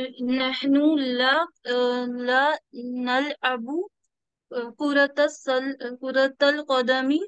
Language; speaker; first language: Arabic; non-native, learner; Urdu